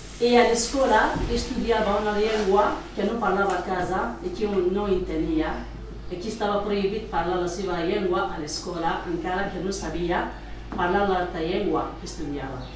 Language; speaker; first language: Catalan; non-native, fluent; Kabyle